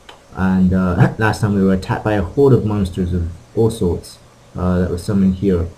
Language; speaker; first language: English; native; English